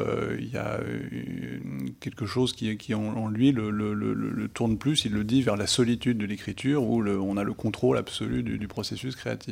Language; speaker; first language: French; native; French